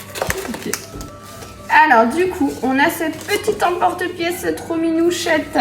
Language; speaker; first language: French; native; French